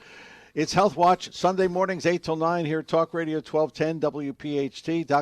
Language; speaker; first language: English; native; English